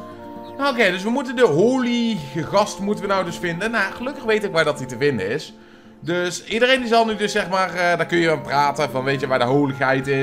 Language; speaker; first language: Dutch; native; Dutch